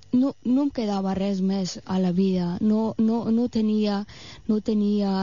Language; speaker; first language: Catalan; non-native, fluent; Persian